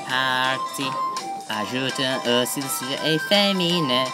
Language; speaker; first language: French; non-native, learner; English